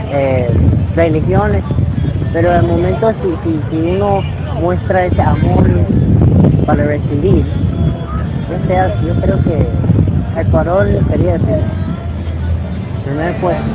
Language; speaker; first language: Spanish; non-native, learner; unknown